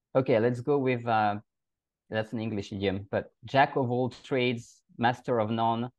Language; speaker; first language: English; non-native, fluent; French